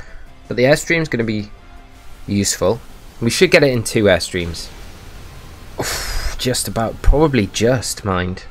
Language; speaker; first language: English; native; English